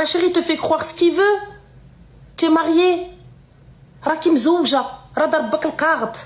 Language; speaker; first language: French; native; French